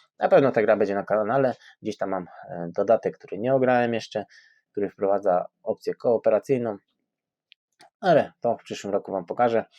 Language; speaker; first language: Polish; native; Polish